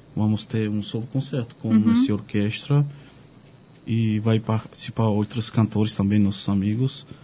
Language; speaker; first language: Portuguese; non-native, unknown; Georgian